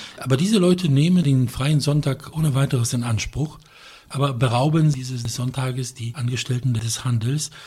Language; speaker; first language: German; non-native, fluent; Polish